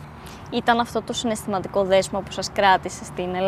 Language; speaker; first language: Greek; native; Greek